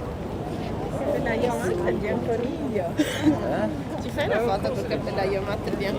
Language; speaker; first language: Italian; native; Italian